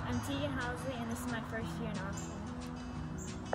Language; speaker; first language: English; native; English